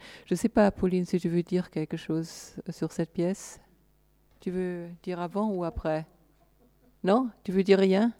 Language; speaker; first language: French; non-native, fluent; German